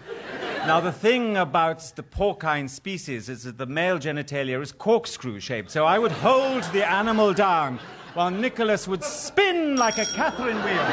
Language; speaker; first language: English; native; English